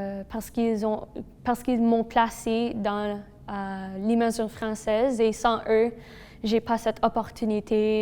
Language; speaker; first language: French; non-native, local second language; English